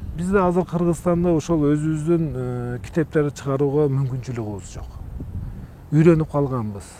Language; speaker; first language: Kyrgyz; non-native, local second language; Uzbek